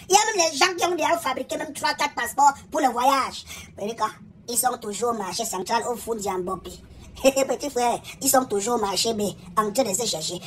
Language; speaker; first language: French; non-native, local second language; English